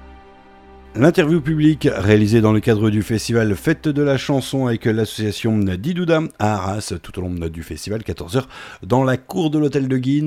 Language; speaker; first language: French; native; French